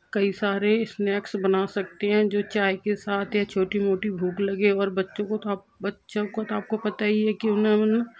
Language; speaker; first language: Hindi; native; Hindi